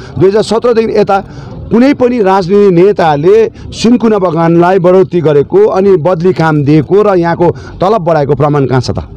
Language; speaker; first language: Nepali; native; Nepali